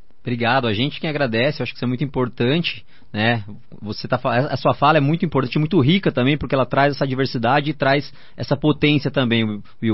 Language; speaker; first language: Portuguese; native; Portuguese